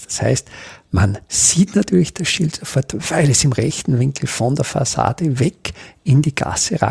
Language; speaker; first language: German; native; German